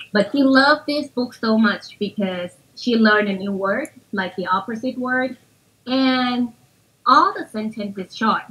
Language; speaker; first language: English; non-native, fluent; Thai